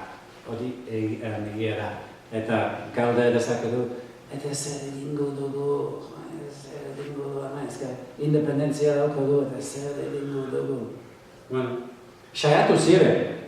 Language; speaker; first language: Basque; non-native, learner; English